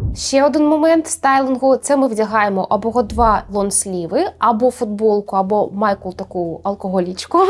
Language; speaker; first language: Ukrainian; native; Ukrainian